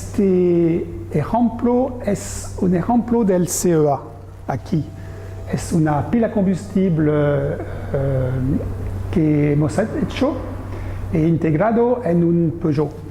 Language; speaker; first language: Spanish; non-native, learner; French